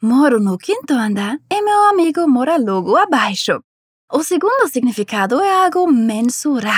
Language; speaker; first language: Portuguese; non-native, fluent; German